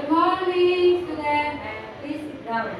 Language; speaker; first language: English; non-native, learner; Indonesian